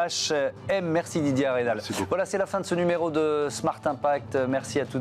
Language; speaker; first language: French; native; French